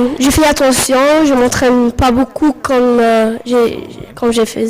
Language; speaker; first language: French; non-native, fluent; Arabic